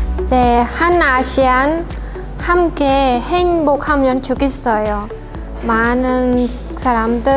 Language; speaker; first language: Korean; non-native, learner; Khmer